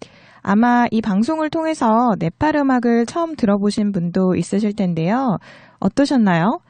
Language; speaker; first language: Korean; native; Korean